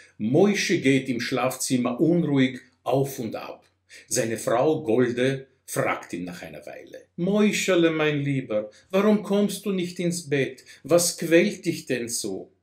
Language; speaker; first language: German; non-native, fluent; Russian